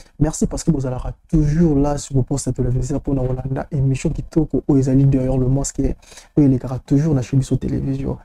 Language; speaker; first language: French; non-native, local second language; Lingala